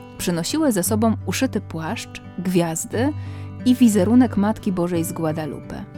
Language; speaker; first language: Polish; native; Polish